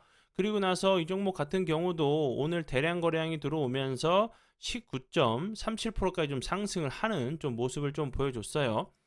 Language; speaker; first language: Korean; native; Korean